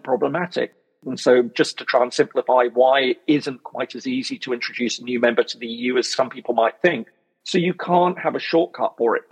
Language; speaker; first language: English; native; English